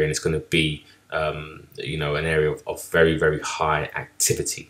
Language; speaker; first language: English; native; English